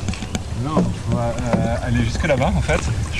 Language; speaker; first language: French; native; French